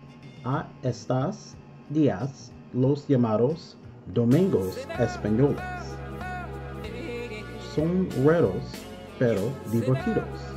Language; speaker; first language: Spanish; non-native, learner; English